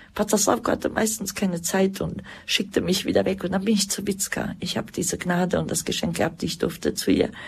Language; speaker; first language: German; early bilingual, other home language; Croatian